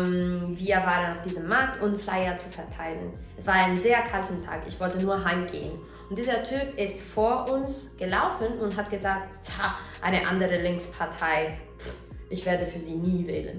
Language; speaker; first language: German; non-native, fluent; Italian